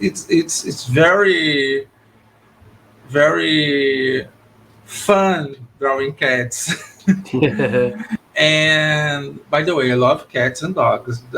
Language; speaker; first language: English; non-native, learner; Portuguese